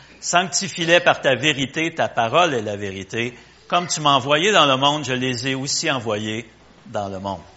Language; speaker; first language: French; native; French